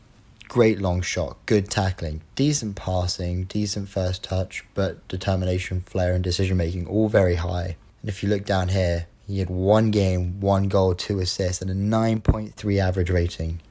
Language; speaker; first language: English; native; English